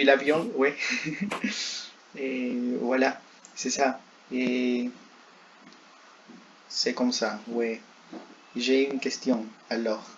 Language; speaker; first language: French; non-native, learner; Spanish